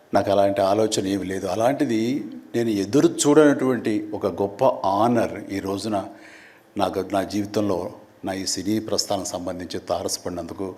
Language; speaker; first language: Telugu; native; Telugu